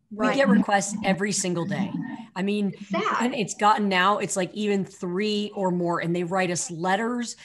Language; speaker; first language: English; native; English